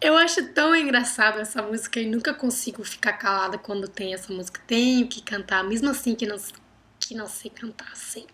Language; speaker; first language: Portuguese; non-native, fluent; Dutch